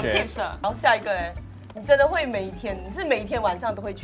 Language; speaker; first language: Chinese; native; Chinese